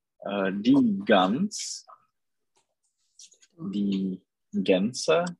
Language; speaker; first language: German; non-native, learner; Czech